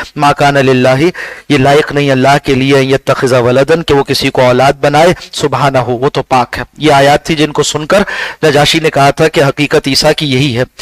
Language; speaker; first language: Urdu; native; Urdu